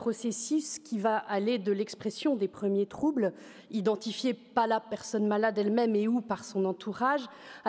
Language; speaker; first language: French; native; French